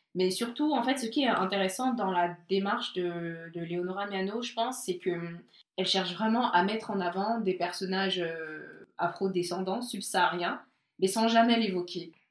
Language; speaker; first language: French; native; French